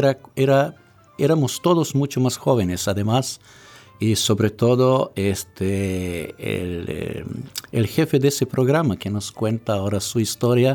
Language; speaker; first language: Spanish; non-native, fluent; Serbian